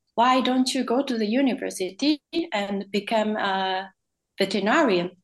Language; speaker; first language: English; non-native, fluent; Japanese